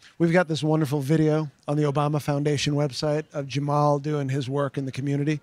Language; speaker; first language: English; early bilingual, other home language; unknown